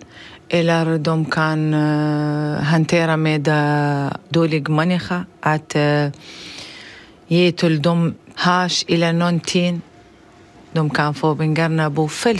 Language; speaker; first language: Swedish; non-native, learner; Arabic